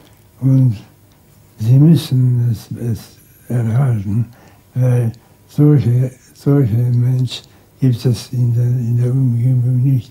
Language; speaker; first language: German; non-native, local second language; Hungarian